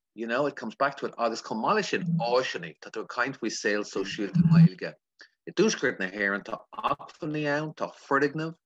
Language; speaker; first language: Irish; non-native, local second language; English